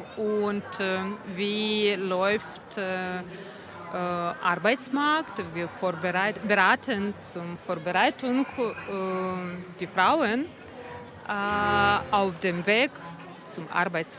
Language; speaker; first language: German; non-native, learner; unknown